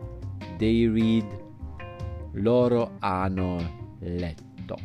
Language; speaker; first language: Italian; non-native, fluent; English